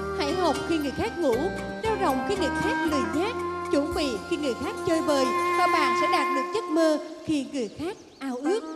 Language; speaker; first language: Vietnamese; native; Vietnamese